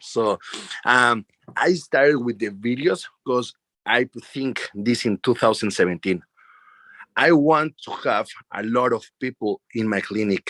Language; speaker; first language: English; non-native, learner; Spanish